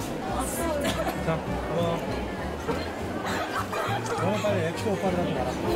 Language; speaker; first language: Korean; native; Korean